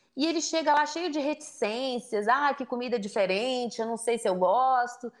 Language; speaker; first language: Portuguese; native; Portuguese